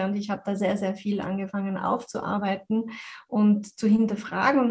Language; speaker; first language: German; non-native, fluent; French